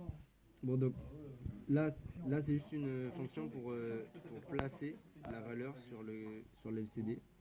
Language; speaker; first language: French; native; French